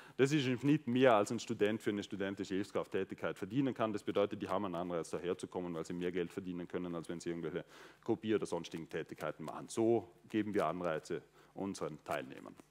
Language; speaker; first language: German; native; German